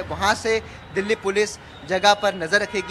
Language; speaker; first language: Hindi; native; Hindi